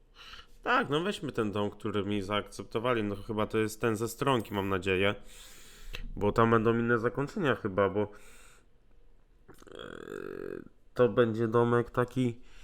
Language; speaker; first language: Polish; native; Polish